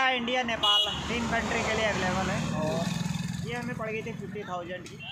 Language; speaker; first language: Hindi; native; Hindi